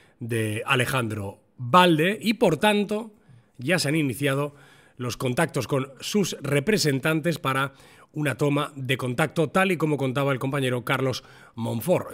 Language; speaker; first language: Spanish; native; Spanish